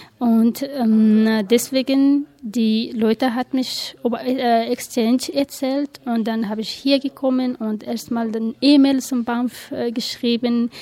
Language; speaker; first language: German; non-native, learner; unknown